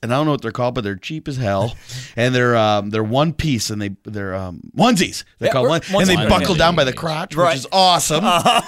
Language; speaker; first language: English; native; English